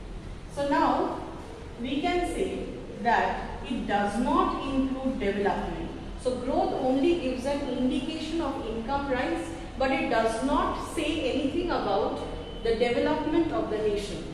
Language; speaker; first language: English; non-native, local second language; Bangla